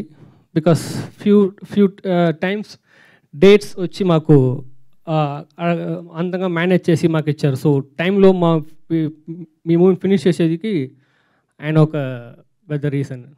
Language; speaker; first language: Telugu; non-native, fluent; Tamil